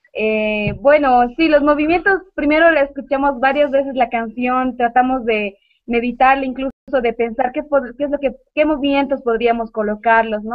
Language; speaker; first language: Spanish; native; Spanish